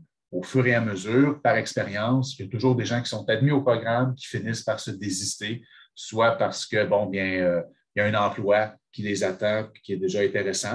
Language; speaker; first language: French; native; French